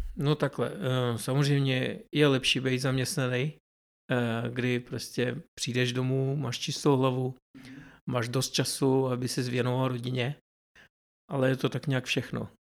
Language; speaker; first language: Czech; early bilingual, other home language; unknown